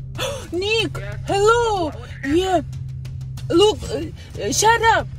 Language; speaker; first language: English; non-native, learner; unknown